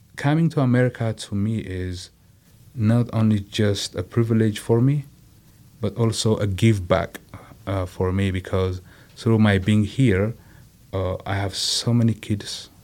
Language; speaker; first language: English; non-native, fluent; Amharic